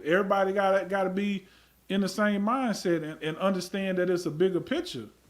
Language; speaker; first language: English; native; English